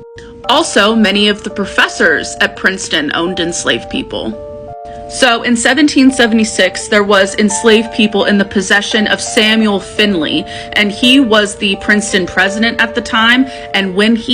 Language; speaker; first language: English; native; English